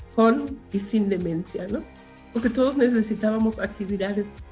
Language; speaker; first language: Spanish; non-native, fluent; German